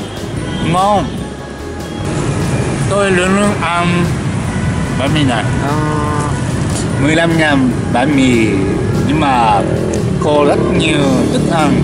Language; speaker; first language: Vietnamese; non-native, learner; Japanese